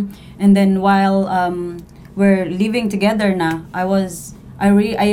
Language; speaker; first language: English; non-native, local second language; Cebuano